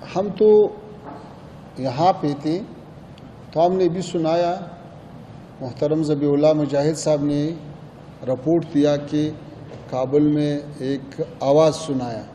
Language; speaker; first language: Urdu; non-native, fluent; Pashto